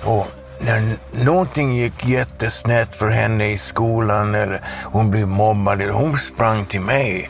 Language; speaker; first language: Swedish; early bilingual, heritage; Swedish